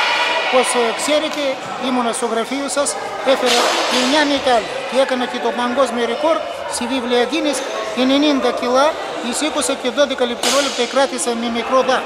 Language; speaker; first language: Greek; non-native, learner; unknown